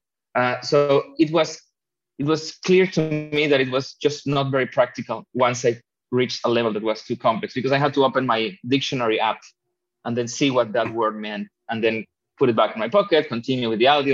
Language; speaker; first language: English; non-native, fluent; Spanish